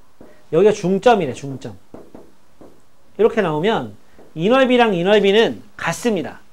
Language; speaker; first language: Korean; native; Korean